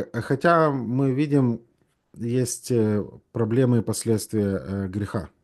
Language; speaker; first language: Russian; native; Russian